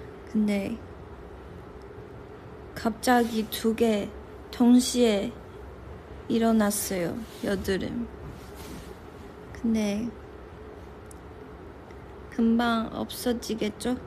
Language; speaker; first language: Korean; non-native, local second language; Chinese